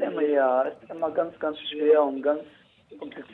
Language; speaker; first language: German; non-native, learner; Arabic